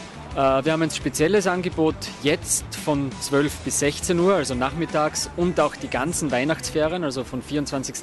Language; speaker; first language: German; native; German